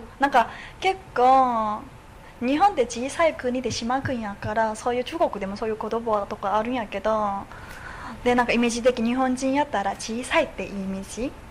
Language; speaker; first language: Japanese; non-native, fluent; Chinese